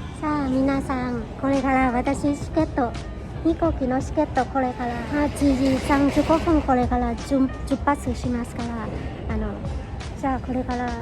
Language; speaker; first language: Japanese; non-native, learner; Thai